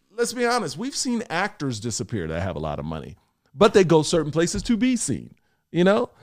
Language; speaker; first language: English; native; English